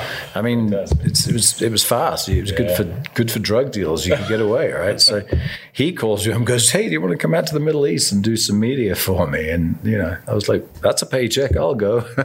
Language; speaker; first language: English; native; English